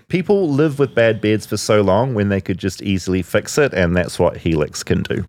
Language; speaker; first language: English; native; English